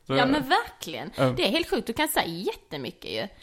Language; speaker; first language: Swedish; native; Swedish